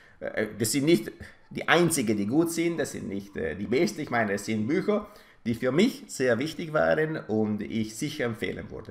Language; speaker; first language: German; non-native, fluent; Italian